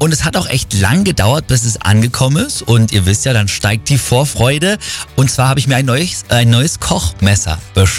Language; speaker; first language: German; native; German